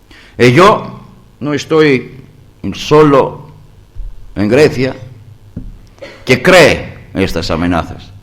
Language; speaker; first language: Spanish; non-native, learner; Greek